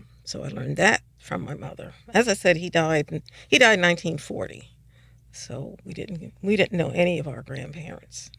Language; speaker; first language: English; native; English